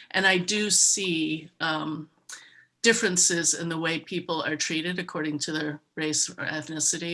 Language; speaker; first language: English; native; English